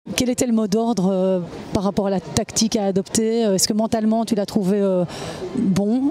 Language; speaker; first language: French; native; French